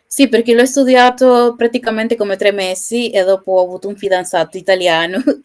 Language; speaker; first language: Italian; non-native, learner; Spanish